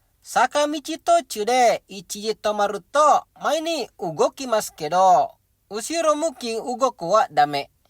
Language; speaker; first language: Japanese; non-native, learner; Indonesian